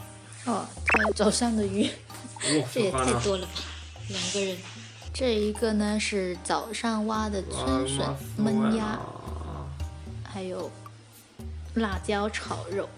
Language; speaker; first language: Chinese; non-native, local second language; Min Nan Chinese